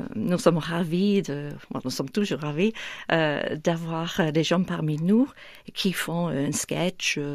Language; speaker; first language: French; non-native, fluent; English